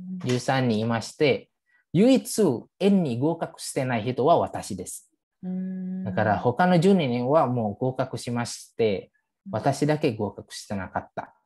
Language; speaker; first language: Japanese; non-native, fluent; Indonesian